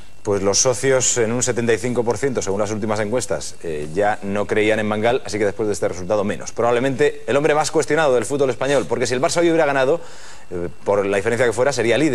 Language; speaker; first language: Spanish; native; Spanish